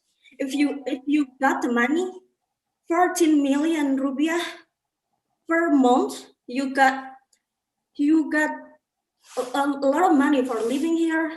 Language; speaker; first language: English; non-native, learner; Indonesian